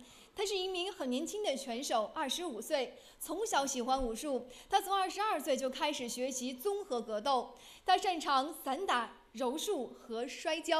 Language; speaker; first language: Chinese; native; Chinese